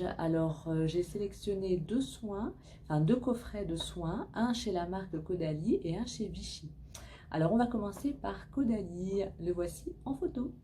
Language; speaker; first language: French; native; French